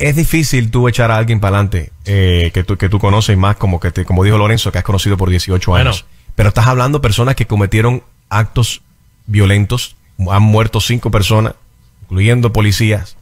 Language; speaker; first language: Spanish; native; Spanish